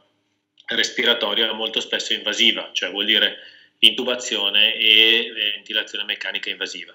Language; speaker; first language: Italian; native; Italian